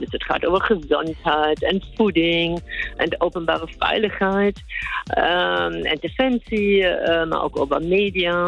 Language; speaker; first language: Dutch; non-native, fluent; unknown